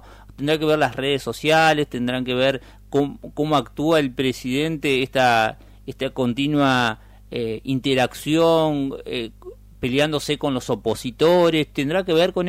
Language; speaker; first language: Spanish; native; Spanish